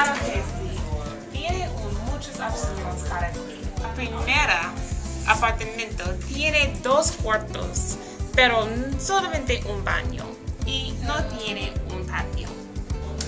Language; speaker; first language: Spanish; non-native, learner; English